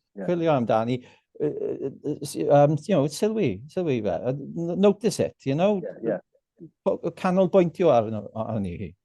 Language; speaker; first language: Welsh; non-native, local second language; English